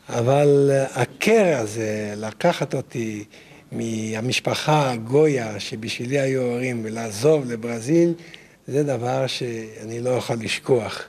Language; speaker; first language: Hebrew; non-native, fluent; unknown